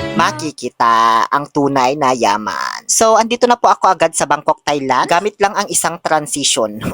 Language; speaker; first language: Filipino; native; Filipino